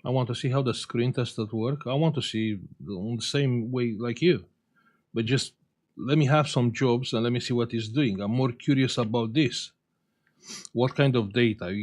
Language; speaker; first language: English; non-native, fluent; Romanian